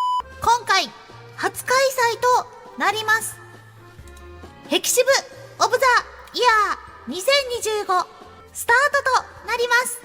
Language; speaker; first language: Japanese; native; Japanese